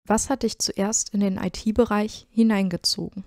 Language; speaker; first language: German; native; German